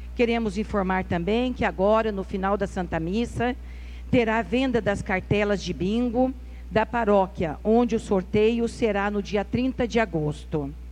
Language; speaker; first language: Portuguese; native; Portuguese